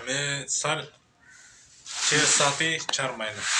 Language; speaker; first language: Urdu; non-native, learner; Kyrgyz